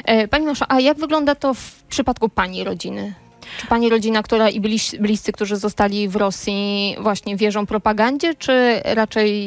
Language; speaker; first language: Polish; native; Polish